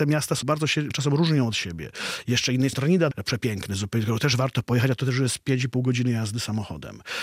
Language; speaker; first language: Polish; native; Polish